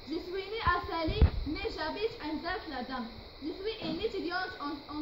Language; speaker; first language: French; non-native, local second language; Arabic